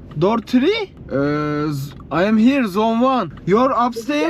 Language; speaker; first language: English; non-native, learner; Turkish